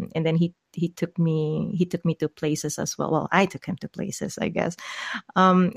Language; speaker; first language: English; non-native, local second language; Filipino